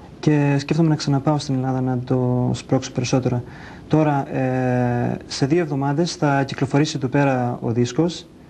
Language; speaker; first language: Greek; early bilingual, heritage; Greek